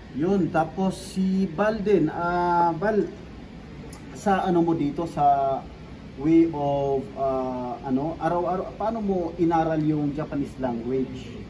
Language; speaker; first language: Filipino; native; Filipino